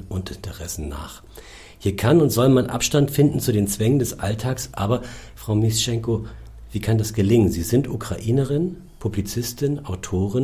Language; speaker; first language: German; native; German